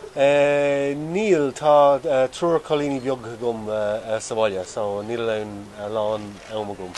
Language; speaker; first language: Irish; non-native, local second language; English